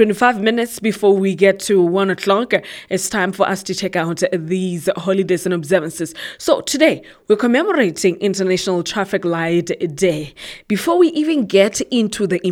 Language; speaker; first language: English; non-native, local second language; Southern Sotho